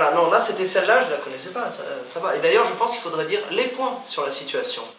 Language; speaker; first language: French; native; French